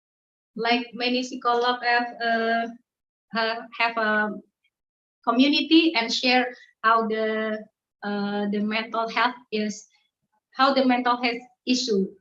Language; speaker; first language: English; non-native, learner; Indonesian